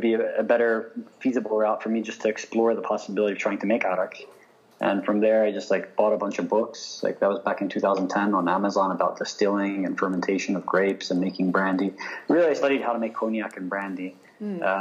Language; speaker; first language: English; native; English